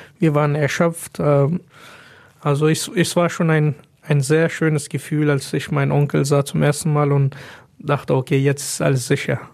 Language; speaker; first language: German; non-native, fluent; Pashto